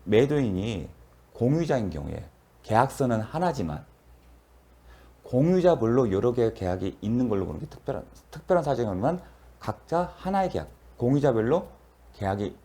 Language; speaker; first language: Korean; native; Korean